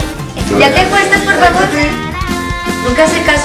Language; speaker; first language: Spanish; native; Spanish